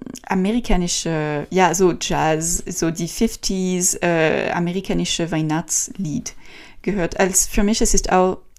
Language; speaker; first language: German; non-native, learner; French